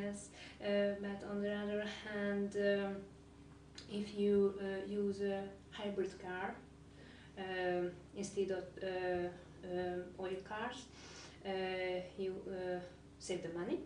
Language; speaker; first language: English; non-native, learner; Hungarian